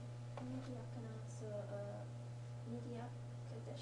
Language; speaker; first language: Japanese; non-native, learner; English